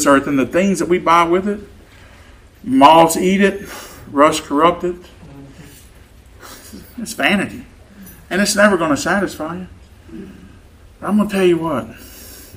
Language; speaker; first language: English; native; English